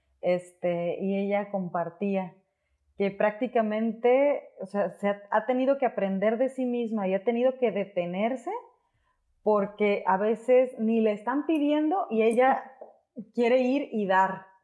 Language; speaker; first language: Spanish; native; Spanish